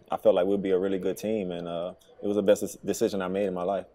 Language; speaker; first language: English; native; English